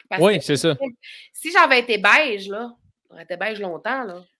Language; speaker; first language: French; native; French